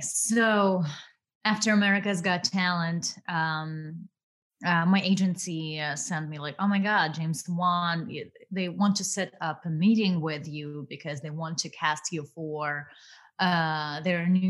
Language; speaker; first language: English; non-native, fluent; Ukrainian